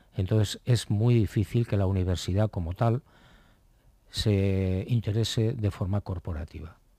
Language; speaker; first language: Spanish; native; Spanish